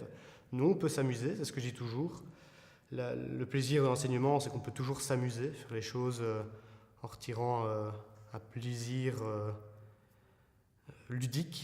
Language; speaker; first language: French; native; French